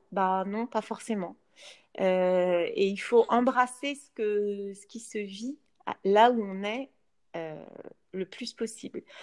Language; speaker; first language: French; native; French